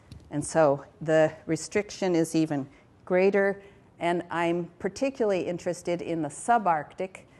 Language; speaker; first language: English; native; English